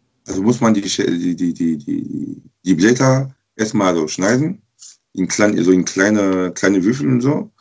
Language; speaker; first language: German; non-native, learner; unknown